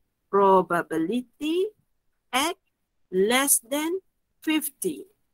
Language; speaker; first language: English; non-native, local second language; Malay